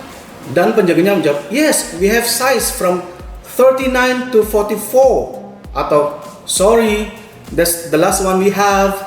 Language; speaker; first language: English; non-native, fluent; Indonesian